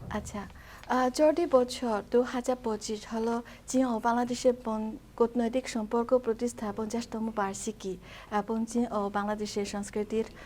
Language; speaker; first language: Bangla; non-native, fluent; Chinese